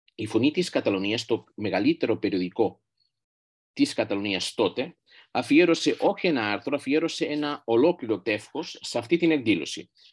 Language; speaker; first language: Greek; non-native, fluent; Catalan